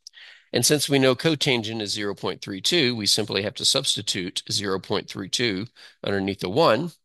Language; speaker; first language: English; native; English